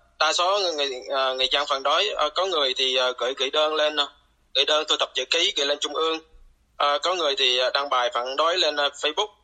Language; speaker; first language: Vietnamese; non-native, local second language; Eastern Cham